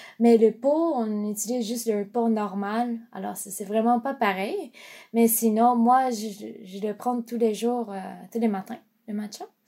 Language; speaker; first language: French; non-native, fluent; Japanese